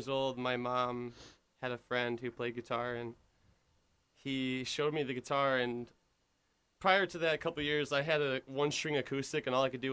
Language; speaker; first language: English; native; English